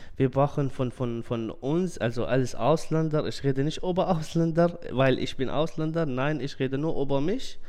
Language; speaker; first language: German; non-native, fluent; Arabic